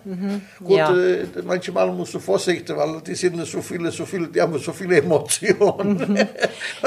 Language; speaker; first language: German; non-native, local second language; Italian